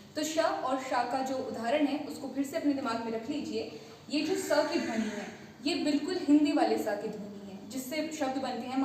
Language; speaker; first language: Hindi; native; Hindi